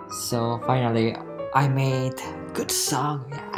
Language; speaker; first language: English; non-native, learner; Japanese